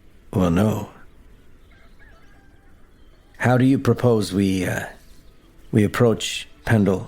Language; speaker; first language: English; native; English